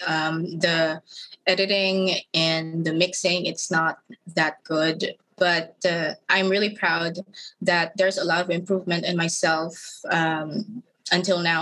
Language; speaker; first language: English; non-native, local second language; Filipino